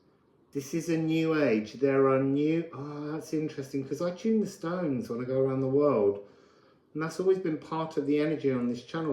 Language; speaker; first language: English; native; English